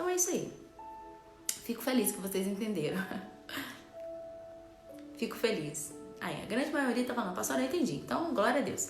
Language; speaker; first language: Portuguese; native; Portuguese